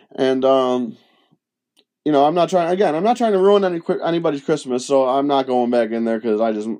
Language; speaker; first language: English; early bilingual, other home language; Spanish